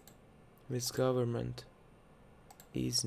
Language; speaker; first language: English; non-native, learner; Russian